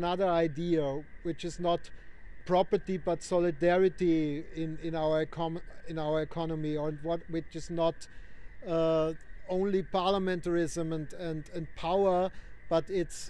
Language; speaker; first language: English; non-native, fluent; German